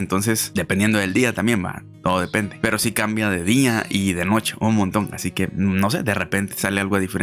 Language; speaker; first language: Spanish; native; Spanish